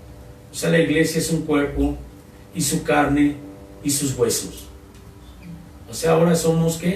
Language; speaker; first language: Spanish; native; Spanish